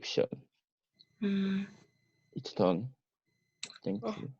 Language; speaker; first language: English; non-native, learner; Korean